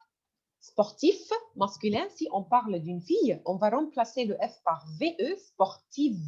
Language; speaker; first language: French; non-native, fluent; Arabic